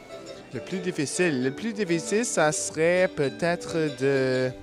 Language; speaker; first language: French; non-native, local second language; English